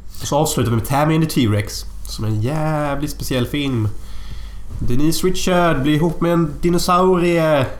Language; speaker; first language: Swedish; native; Swedish